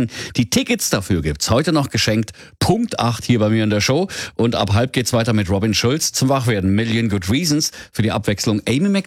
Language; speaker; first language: German; native; German